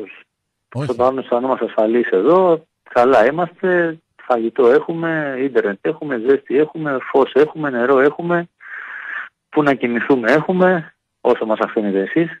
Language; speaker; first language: Greek; native; Greek